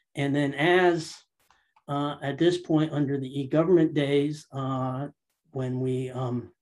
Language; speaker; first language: English; native; English